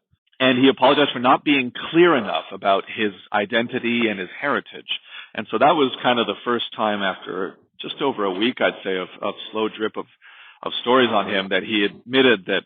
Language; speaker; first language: English; native; English